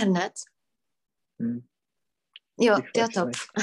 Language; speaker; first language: German; non-native, fluent; Czech